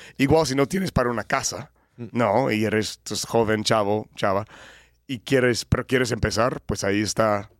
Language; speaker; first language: Spanish; non-native, fluent; English